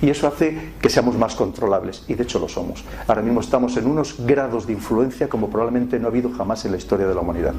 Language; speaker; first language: Spanish; native; Spanish